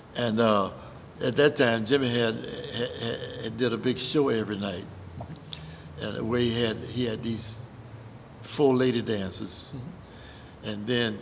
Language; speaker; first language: English; native; English